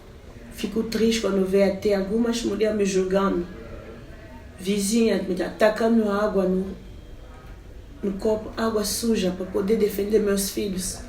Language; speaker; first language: Portuguese; non-native, fluent; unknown